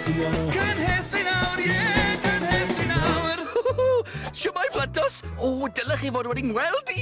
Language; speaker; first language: Welsh; native; Welsh